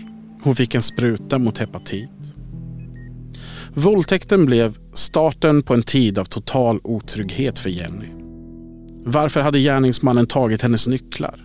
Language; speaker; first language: Swedish; native; Swedish